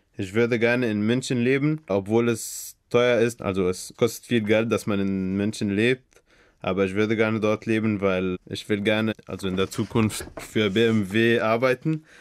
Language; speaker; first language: German; non-native, fluent; Arabic